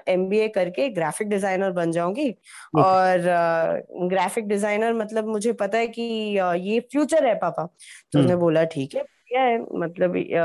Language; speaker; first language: Hindi; native; Hindi